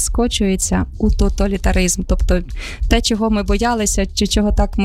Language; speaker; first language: Ukrainian; native; Ukrainian